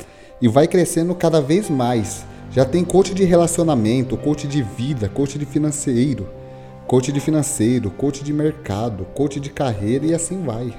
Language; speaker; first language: Portuguese; native; Portuguese